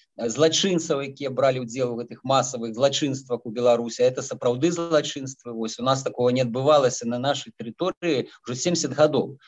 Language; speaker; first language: Belarusian; native; Belarusian